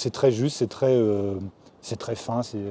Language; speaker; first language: French; native; French